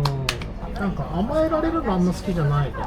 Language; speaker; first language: Japanese; native; Japanese